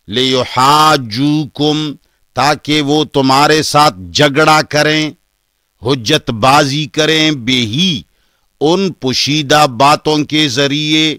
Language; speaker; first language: Urdu; non-native, local second language; Pashto